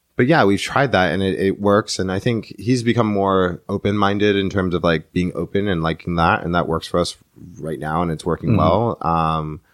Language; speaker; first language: English; native; English